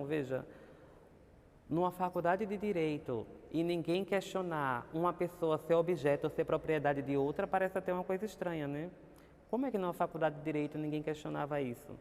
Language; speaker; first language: Portuguese; native; Portuguese